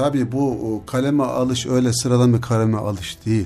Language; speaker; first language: Turkish; native; Turkish